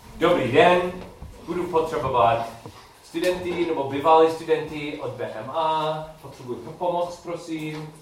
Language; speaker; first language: Czech; non-native, learner; English